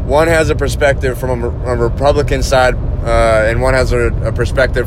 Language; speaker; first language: English; native; English